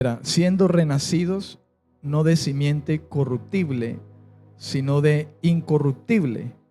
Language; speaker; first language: Spanish; native; Spanish